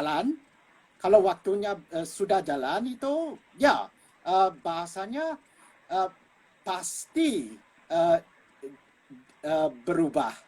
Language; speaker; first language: Indonesian; non-native, fluent; English